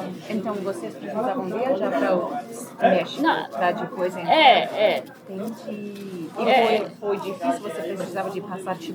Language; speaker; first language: Portuguese; early bilingual, heritage; Portuguese